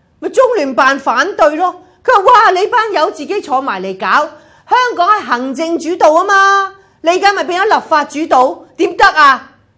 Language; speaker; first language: Cantonese; native; Cantonese